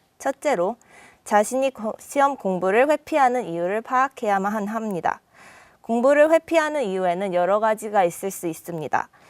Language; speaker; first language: Korean; native; Korean